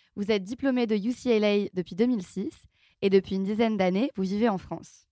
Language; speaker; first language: French; native; French